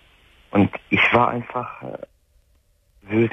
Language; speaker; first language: German; non-native, fluent; Arabic